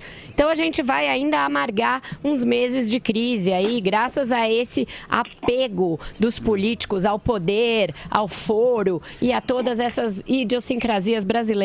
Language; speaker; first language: Portuguese; native; Portuguese